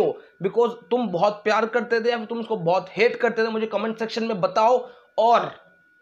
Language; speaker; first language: Hindi; native; Hindi